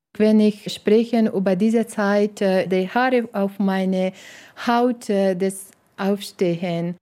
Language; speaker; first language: German; non-native, learner; Persian